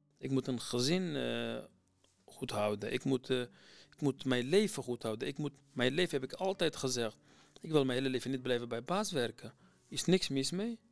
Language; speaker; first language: Dutch; non-native, fluent; Kurdish